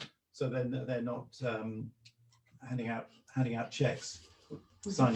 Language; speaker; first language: English; native; English